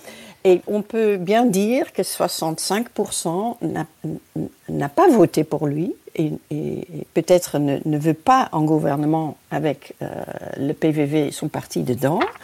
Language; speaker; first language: French; non-native, fluent; Dutch